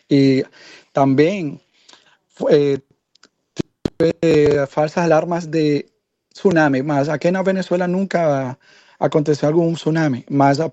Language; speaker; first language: Portuguese; non-native, learner; Spanish